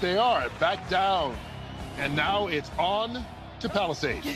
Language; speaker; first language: English; native; English